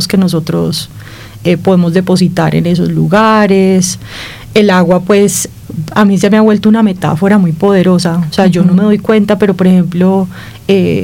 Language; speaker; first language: Spanish; native; Spanish